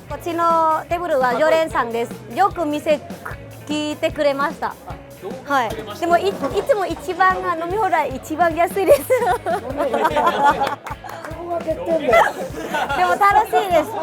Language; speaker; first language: Japanese; non-native, learner; Vietnamese